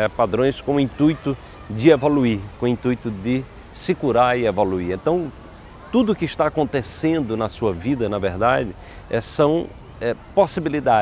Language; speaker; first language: Portuguese; native; Portuguese